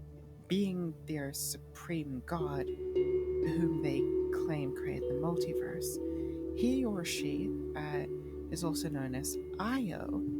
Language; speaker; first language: English; native; English